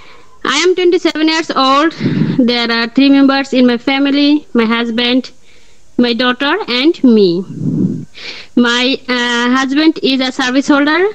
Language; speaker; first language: English; non-native, learner; Bangla